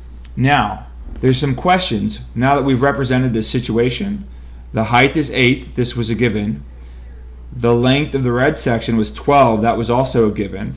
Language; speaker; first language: English; native; English